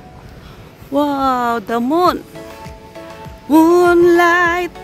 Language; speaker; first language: English; non-native, local second language; Filipino